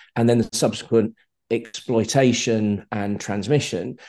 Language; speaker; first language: English; native; English